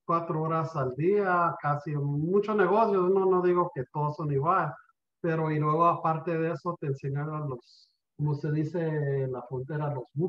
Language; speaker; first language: Spanish; early bilingual, heritage; Spanish